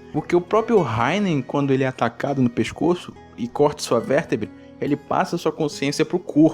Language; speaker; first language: Portuguese; native; Portuguese